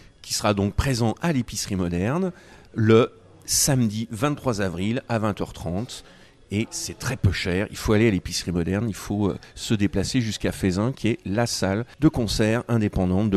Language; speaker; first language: French; native; French